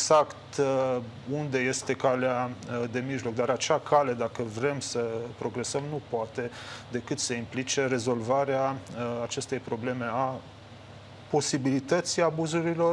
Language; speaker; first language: Romanian; native; Romanian